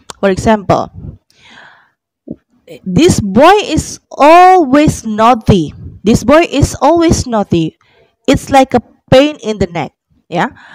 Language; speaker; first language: English; non-native, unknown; Indonesian